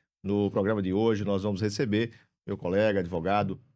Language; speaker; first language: Portuguese; native; Portuguese